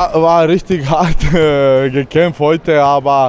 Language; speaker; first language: German; non-native, learner; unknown